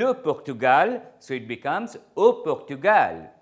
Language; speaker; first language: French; non-native, fluent; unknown